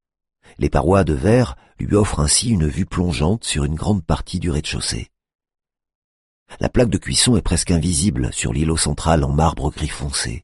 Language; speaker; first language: French; native; French